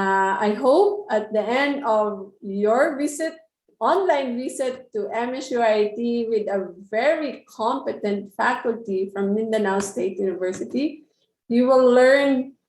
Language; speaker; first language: English; non-native, local second language; Filipino